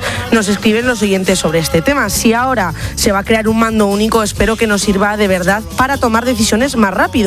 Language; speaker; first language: Spanish; native; Spanish